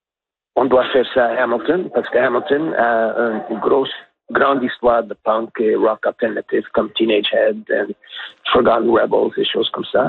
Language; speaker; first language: French; non-native, local second language; English